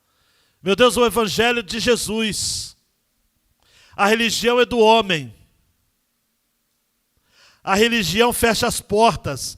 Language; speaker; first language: Portuguese; native; Portuguese